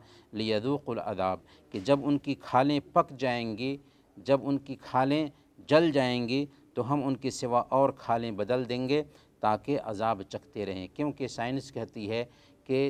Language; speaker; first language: Urdu; native; Urdu